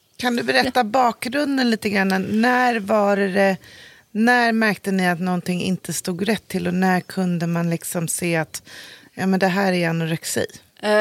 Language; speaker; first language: Swedish; native; Swedish